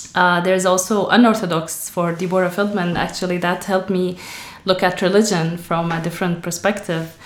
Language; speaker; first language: English; non-native, fluent; Arabic